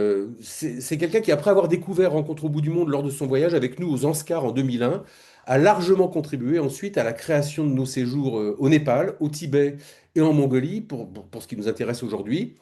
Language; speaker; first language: French; native; French